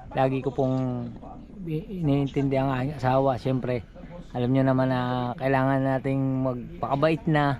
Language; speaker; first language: Filipino; native; Filipino